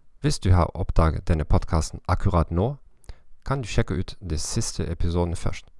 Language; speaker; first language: Norwegian; non-native, learner; German